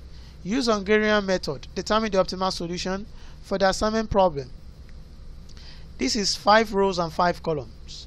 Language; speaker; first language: English; non-native, local second language; Yoruba